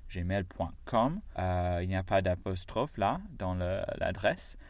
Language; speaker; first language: French; non-native, fluent; English